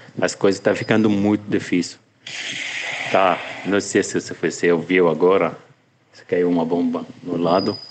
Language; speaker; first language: Portuguese; non-native, learner; Arabic